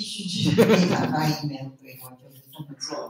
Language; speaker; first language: Chinese; non-native, fluent; French